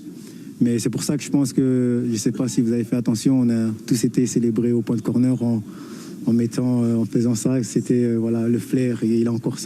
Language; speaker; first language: French; native; French